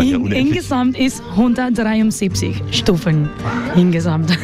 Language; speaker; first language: German; non-native, fluent; Spanish